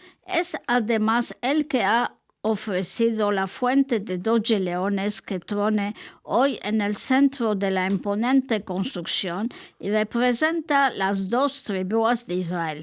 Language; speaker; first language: Spanish; early bilingual, heritage; Spanish